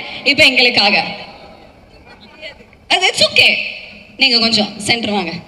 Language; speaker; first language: Tamil; native; Tamil